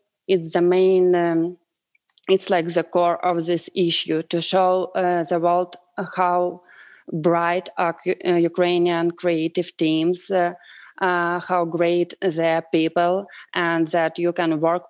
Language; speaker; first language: English; non-native, fluent; Ukrainian